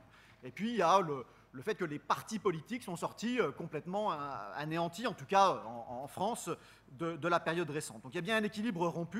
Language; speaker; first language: French; native; French